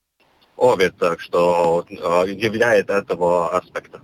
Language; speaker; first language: Russian; non-native, local second language; Latvian